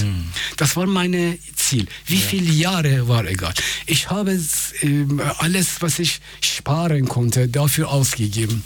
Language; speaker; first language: German; non-native, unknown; Persian